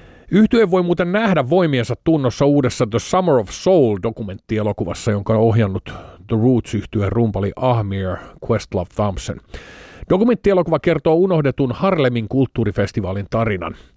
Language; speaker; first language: Finnish; native; Finnish